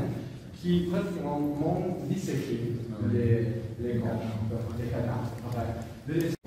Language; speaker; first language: French; non-native, learner; Italian